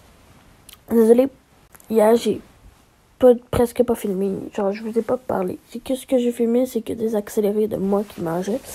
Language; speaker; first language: French; native; French